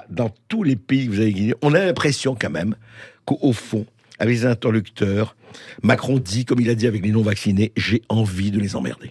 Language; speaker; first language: French; native; French